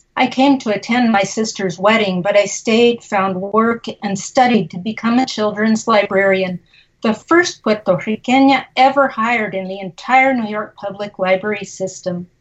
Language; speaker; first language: English; early bilingual, other home language; Spanish